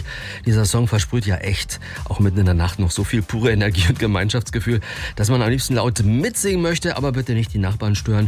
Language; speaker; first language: German; native; German